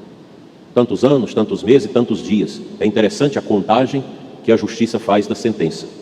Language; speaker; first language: Portuguese; native; Portuguese